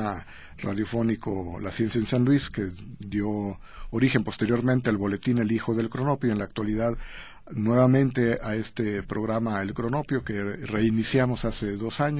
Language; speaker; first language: Spanish; native; Spanish